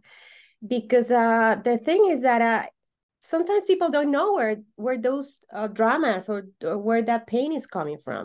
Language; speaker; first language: English; non-native, fluent; Spanish